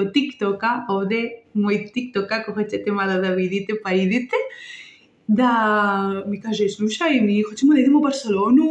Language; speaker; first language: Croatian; non-native, learner; Spanish